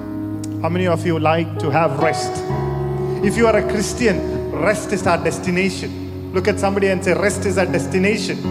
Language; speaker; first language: English; non-native, local second language; Malayalam